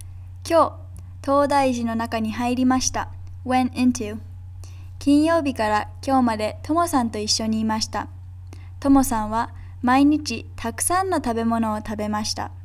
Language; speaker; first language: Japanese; non-native, learner; English